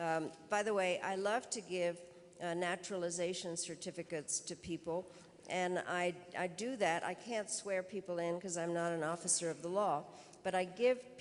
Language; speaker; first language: English; early bilingual, other home language; Czech